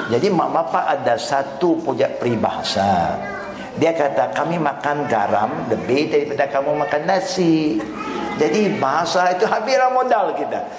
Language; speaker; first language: Malay; non-native, local second language; Chinese